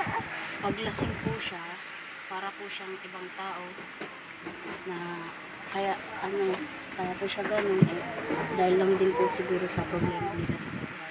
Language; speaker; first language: Filipino; native; Filipino